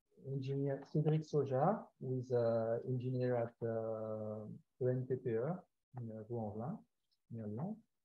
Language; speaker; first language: English; non-native, fluent; French